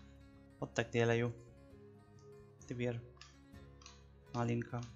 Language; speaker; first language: Russian; non-native, learner; Spanish